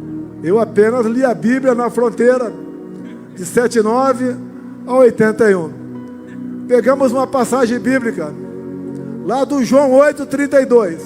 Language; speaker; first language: Portuguese; native; Portuguese